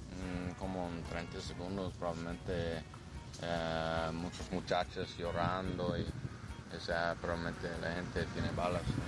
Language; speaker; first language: Spanish; non-native, learner; English